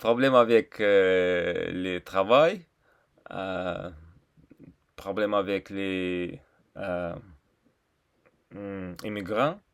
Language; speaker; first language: French; non-native, learner; Russian